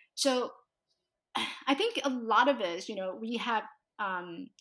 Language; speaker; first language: English; early bilingual, other home language; Chinese